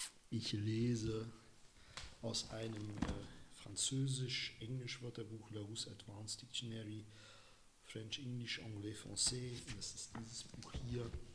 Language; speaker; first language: German; native; German